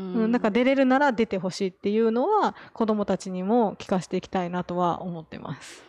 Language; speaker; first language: Japanese; native; Japanese